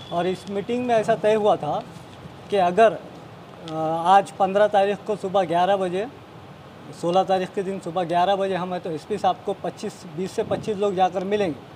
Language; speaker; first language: Hindi; non-native, local second language; Urdu